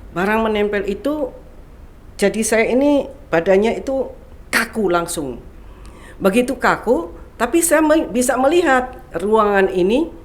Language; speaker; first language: Indonesian; non-native, local second language; Javanese